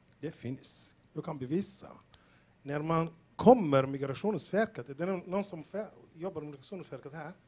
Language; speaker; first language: Swedish; non-native, learner; Somali